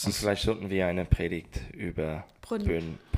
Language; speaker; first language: German; non-native, learner; English